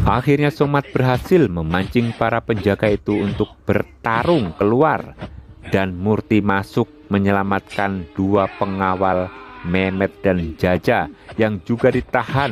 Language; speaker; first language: Indonesian; native; Indonesian